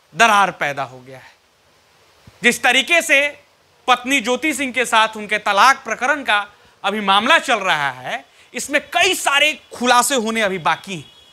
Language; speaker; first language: Hindi; native; Hindi